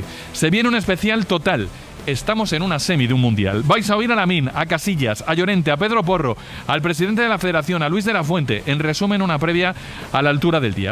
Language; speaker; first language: Spanish; native; Spanish